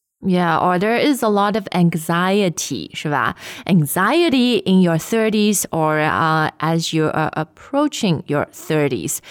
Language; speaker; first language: English; non-native, fluent; Chinese